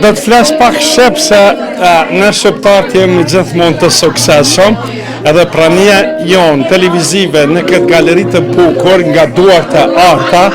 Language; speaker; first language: Albanian; native; Albanian